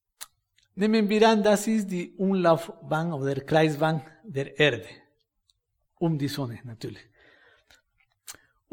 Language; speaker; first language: German; non-native, fluent; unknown